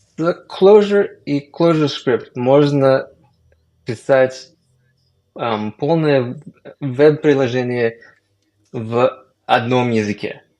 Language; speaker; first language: Russian; non-native, fluent; English